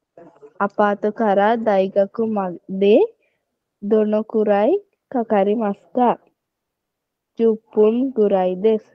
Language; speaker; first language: Japanese; non-native, learner; Sinhala